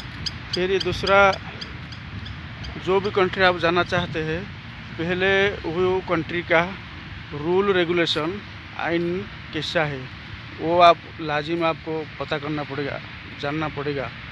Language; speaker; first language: Hindi; non-native, local second language; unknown